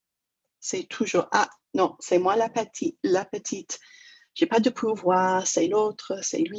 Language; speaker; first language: French; non-native, fluent; English